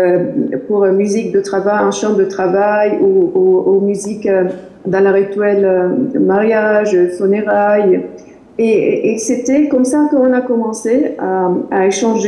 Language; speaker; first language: French; non-native, fluent; Arabic